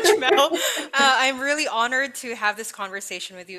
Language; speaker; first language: English; non-native, local second language; Filipino